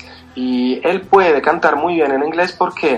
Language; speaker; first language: Spanish; non-native, fluent; Italian